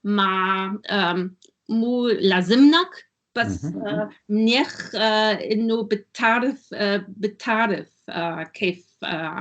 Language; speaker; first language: Arabic; non-native, learner; German